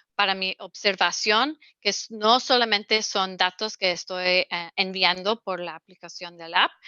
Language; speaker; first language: Spanish; non-native, fluent; English